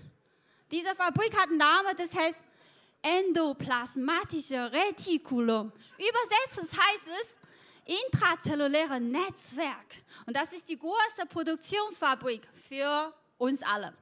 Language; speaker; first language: German; non-native, fluent; Chinese